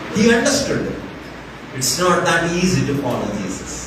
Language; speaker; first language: English; non-native, local second language; Telugu